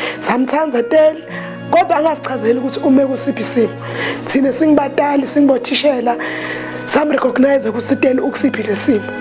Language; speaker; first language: Zulu; non-native, local second language; Swati